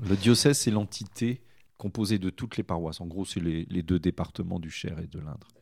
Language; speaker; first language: French; native; French